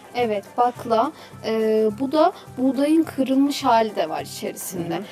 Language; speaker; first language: Turkish; native; Turkish